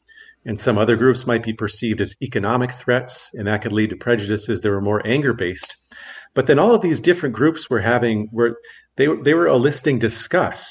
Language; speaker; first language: English; native; English